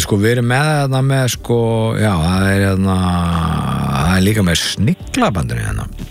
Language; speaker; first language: Icelandic; native; Icelandic